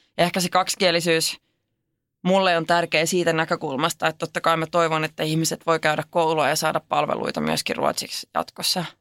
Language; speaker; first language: Finnish; non-native, local second language; Swedish